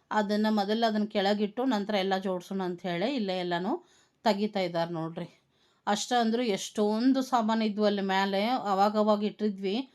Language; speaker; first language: Kannada; native; Kannada